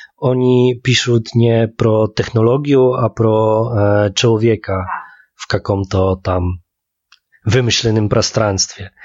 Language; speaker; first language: Polish; non-native, learner; Russian